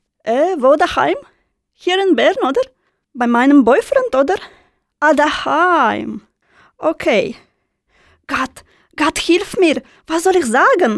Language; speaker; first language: German; non-native, fluent; Russian